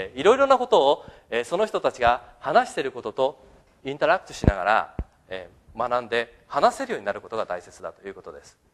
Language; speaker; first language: Japanese; native; Japanese